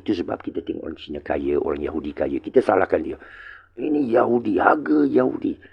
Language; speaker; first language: Malay; non-native, local second language; Chinese